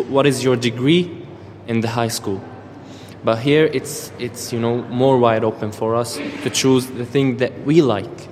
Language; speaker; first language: English; non-native, fluent; Arabic